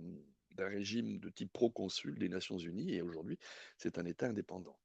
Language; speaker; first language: French; native; French